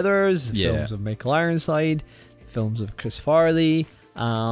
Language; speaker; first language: English; native; English